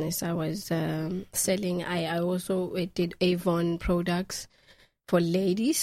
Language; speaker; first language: English; non-native, local second language; Southern Sotho